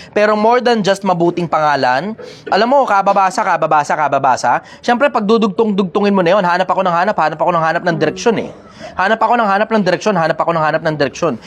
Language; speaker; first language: Filipino; native; Filipino